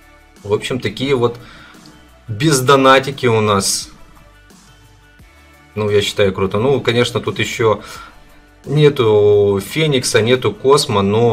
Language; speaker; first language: Russian; native; Russian